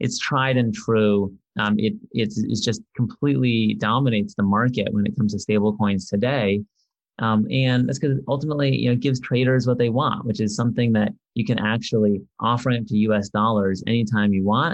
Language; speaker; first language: English; native; English